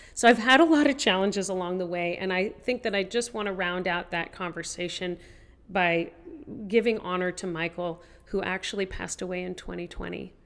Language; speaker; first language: English; native; English